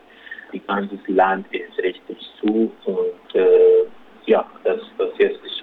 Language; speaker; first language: German; non-native, local second language; Arabic